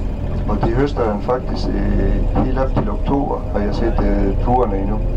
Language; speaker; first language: Danish; non-native, fluent; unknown